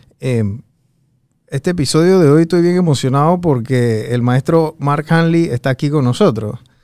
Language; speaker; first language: Spanish; native; Spanish